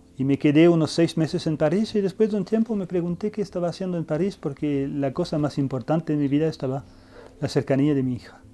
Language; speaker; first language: Spanish; non-native, fluent; French